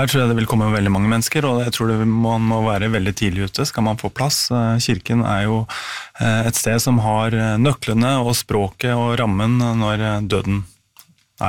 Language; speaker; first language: Norwegian; native; Norwegian